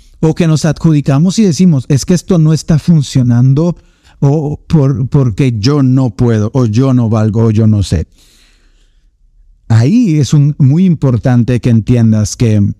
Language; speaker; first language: Spanish; native; Spanish